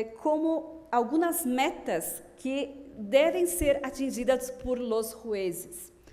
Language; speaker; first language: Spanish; non-native, fluent; Portuguese